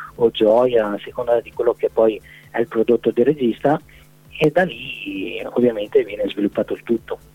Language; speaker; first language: Italian; native; Italian